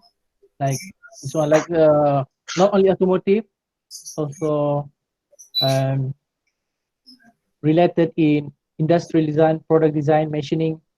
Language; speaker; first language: English; non-native, local second language; Malay